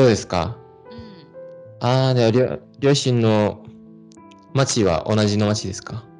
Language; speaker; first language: Japanese; non-native, learner; Indonesian